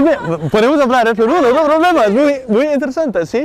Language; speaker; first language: Spanish; non-native, learner; Dutch